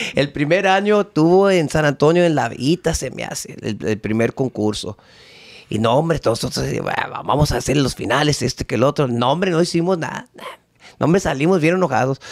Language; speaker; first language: Spanish; early bilingual, heritage; Spanish